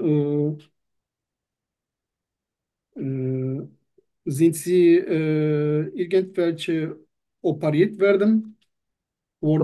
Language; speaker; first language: German; non-native, learner; Turkish